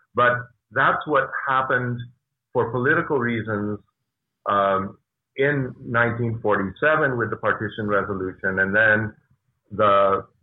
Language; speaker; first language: English; native; English